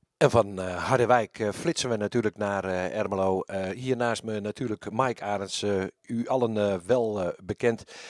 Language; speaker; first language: Dutch; native; Dutch